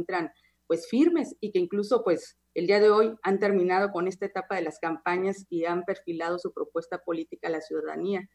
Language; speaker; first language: Spanish; native; Spanish